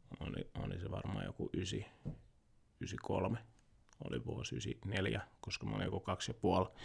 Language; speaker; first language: Finnish; early bilingual, other home language; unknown